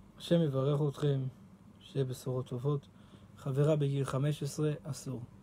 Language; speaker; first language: Hebrew; native; Hebrew